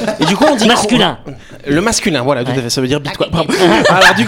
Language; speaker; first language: French; native; French